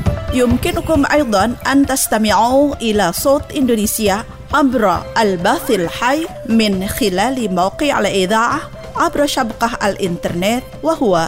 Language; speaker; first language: Arabic; non-native, local second language; Indonesian